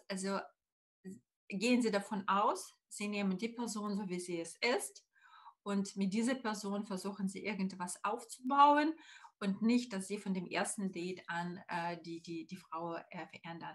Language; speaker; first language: German; non-native, fluent; Russian